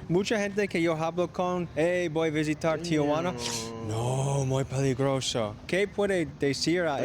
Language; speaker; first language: Spanish; non-native, learner; English